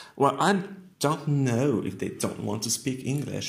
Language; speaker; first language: English; non-native, fluent; French